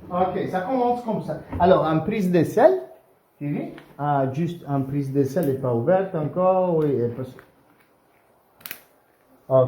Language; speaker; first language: French; non-native, fluent; Italian